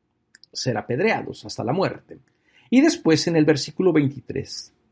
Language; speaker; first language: Spanish; native; Spanish